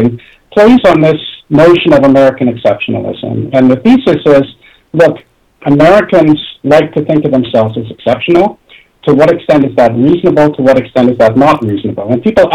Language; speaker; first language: English; native; English